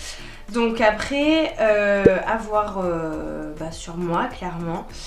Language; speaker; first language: French; native; French